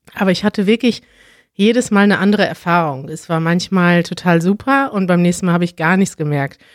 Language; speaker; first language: German; native; German